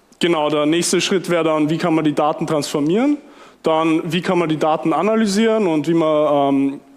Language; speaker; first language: German; native; German